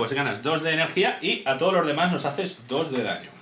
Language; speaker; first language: Spanish; native; Spanish